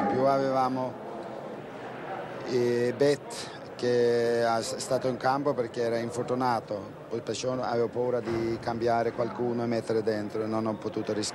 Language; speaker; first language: Italian; non-native, fluent; Swedish